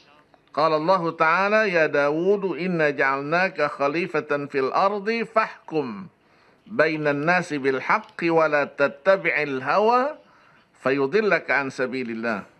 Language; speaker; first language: Arabic; non-native, fluent; Indonesian